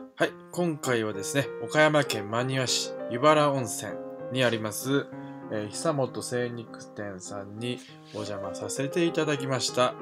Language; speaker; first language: Japanese; native; Japanese